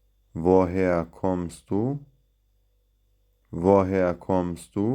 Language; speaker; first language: German; non-native, fluent; Central Kurdish